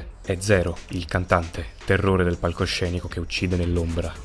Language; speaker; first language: Italian; native; Italian